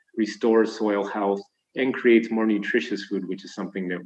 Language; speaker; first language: English; native; English